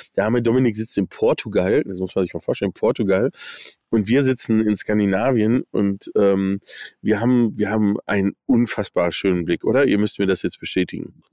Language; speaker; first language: German; early bilingual, other home language; English